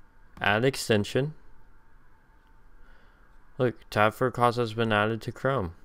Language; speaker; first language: English; native; English